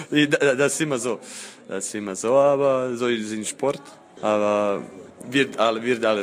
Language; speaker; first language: German; non-native, fluent; Croatian